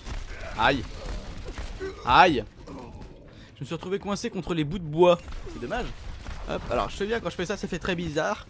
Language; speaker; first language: French; native; French